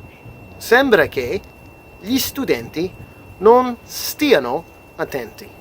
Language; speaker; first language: Italian; non-native, fluent; English